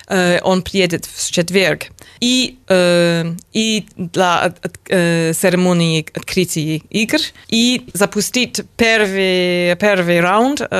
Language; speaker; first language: Russian; non-native, learner; English